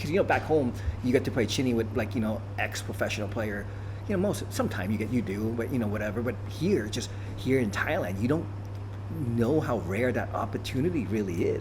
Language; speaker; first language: English; early bilingual, other home language; Thai